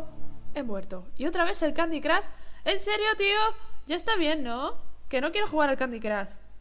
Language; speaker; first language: Spanish; native; Spanish